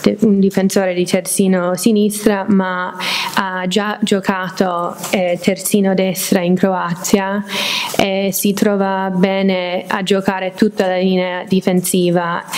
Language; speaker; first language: Italian; non-native, fluent; English